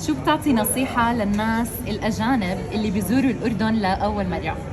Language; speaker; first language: Arabic; native; Arabic